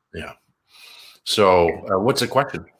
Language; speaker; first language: English; native; English